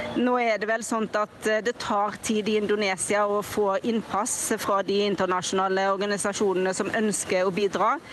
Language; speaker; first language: Norwegian; native; Norwegian